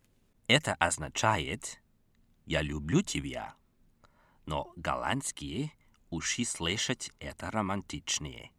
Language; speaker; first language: Russian; non-native, fluent; Dutch